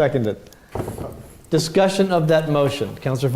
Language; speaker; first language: English; native; English